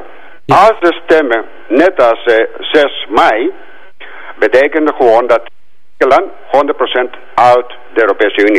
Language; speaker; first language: Dutch; non-native, fluent; Greek